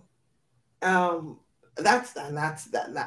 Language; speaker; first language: English; non-native, local second language; Yoruba